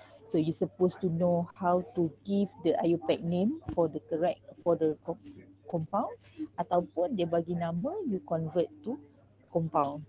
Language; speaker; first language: English; non-native, local second language; Malay